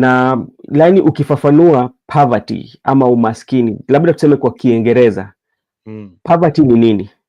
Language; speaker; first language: Swahili; non-native, local second language; Luo (Kenya and Tanzania)